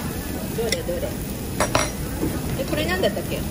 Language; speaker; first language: Japanese; native; Japanese